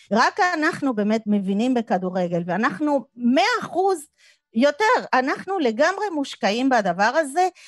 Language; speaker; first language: Hebrew; non-native, fluent; Spanish